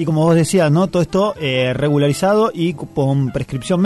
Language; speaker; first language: Spanish; native; Spanish